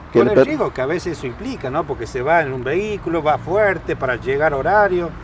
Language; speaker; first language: Spanish; native; Spanish